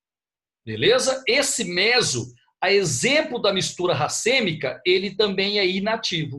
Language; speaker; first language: Portuguese; native; Portuguese